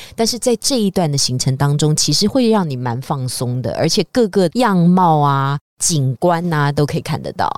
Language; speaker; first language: Chinese; native; Chinese